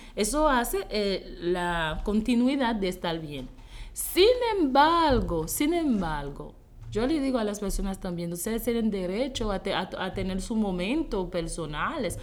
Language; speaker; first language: Spanish; non-native, fluent; Haitian Creole